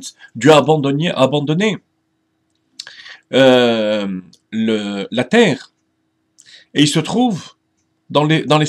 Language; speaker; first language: French; native; French